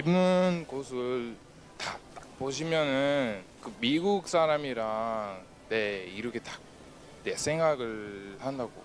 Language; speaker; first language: Korean; non-native, learner; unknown